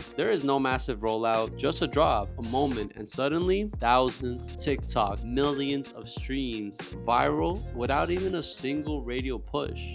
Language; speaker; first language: English; native; English